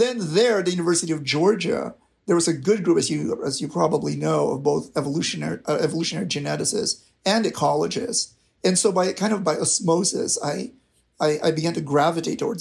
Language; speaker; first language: English; non-native, local second language; Filipino